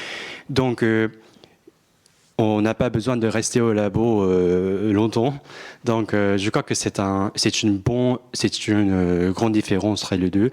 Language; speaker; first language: French; non-native, fluent; Japanese